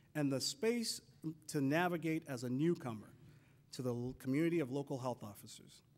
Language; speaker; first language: English; native; English